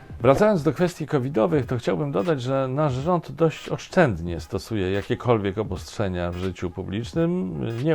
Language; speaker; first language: Polish; native; Polish